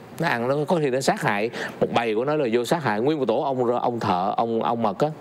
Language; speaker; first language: Vietnamese; native; Vietnamese